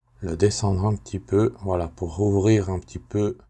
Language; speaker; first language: French; native; French